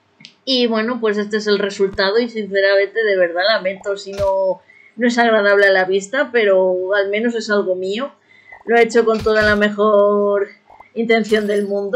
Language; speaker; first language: Spanish; native; Spanish